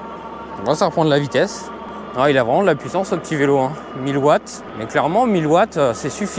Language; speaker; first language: French; native; French